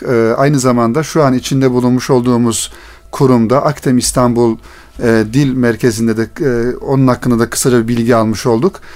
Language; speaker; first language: Turkish; native; Turkish